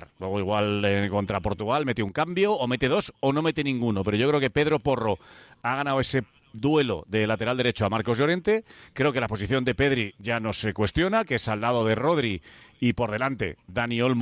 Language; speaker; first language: Spanish; native; Spanish